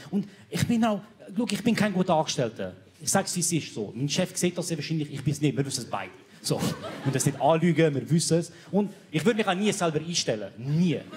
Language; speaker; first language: German; early bilingual, other home language; Croatian